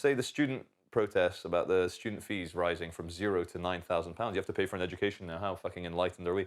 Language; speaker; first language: English; native; English